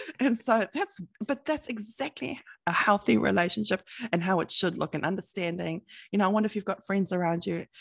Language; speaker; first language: English; native; English